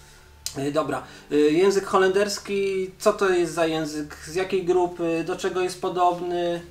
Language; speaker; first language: Polish; native; Polish